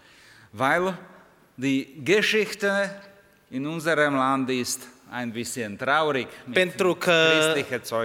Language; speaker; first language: German; non-native, learner; Slovak